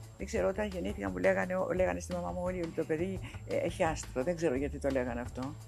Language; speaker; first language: Greek; native; Greek